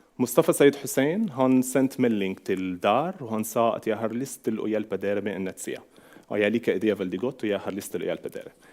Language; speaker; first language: Norwegian; non-native, fluent; Arabic